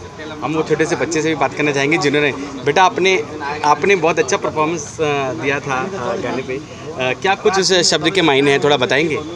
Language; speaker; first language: Hindi; native; Hindi